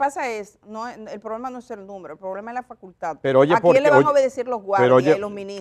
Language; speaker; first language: Spanish; native; Spanish